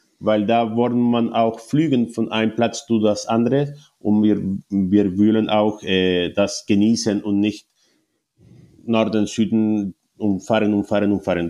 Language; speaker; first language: German; non-native, learner; Spanish